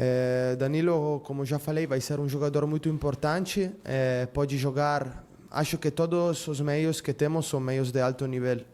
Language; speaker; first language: Portuguese; non-native, fluent; Spanish